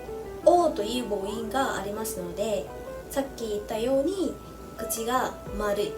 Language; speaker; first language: Japanese; non-native, fluent; Vietnamese